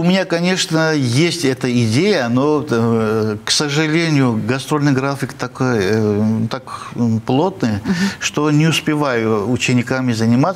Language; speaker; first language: Russian; non-native, fluent; Armenian